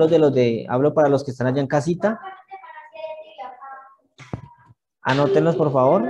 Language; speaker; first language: Spanish; native; Spanish